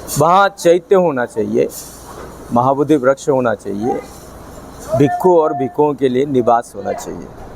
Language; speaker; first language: Hindi; non-native, local second language; Marathi